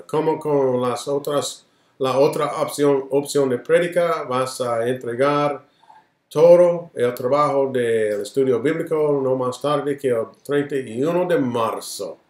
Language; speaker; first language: Spanish; non-native, fluent; English